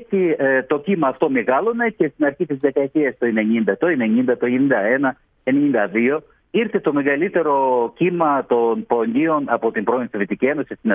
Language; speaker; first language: Greek; early bilingual, heritage; Greek